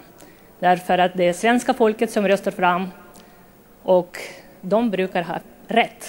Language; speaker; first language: Swedish; non-native, fluent; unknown